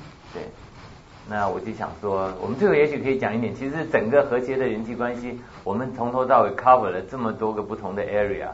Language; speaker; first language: Chinese; native; Chinese